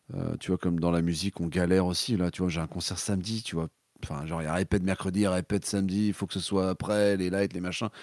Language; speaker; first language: French; native; French